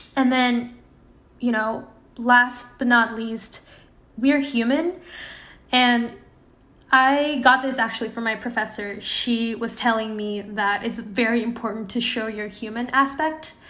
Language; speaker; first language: English; non-native, fluent; Indonesian